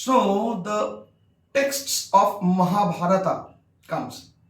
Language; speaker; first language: English; non-native, local second language; Bangla